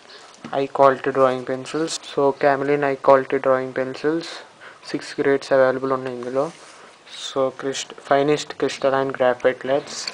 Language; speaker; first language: English; non-native, learner; Telugu